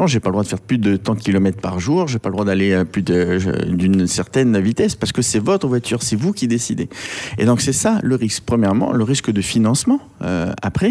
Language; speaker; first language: French; native; French